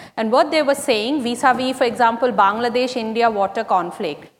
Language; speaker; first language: English; non-native, local second language; Bangla